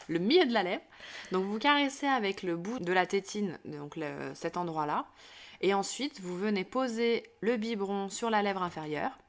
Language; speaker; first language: French; native; French